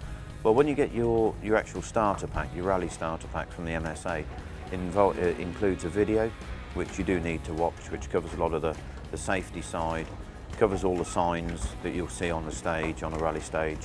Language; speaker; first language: English; native; English